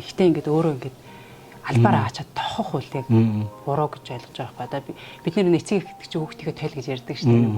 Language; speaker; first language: Mongolian; native; Mongolian